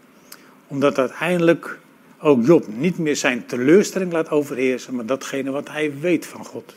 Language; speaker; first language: Dutch; native; Dutch